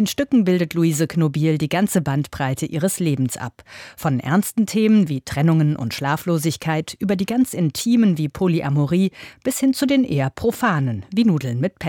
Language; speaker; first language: German; native; German